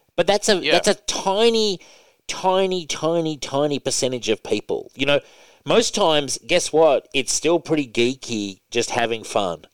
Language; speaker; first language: English; native; English